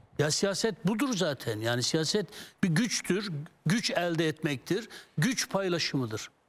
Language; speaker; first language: Turkish; non-native, local second language; Kurdish